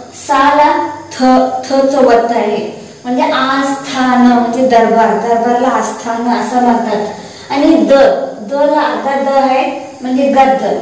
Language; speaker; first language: Marathi; non-native, local second language; Kannada